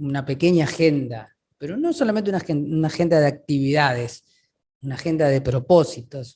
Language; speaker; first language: Spanish; native; Spanish